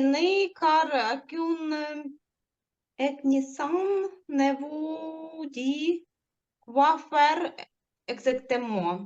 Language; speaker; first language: French; non-native, learner; Ukrainian